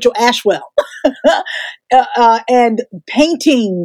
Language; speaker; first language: English; native; English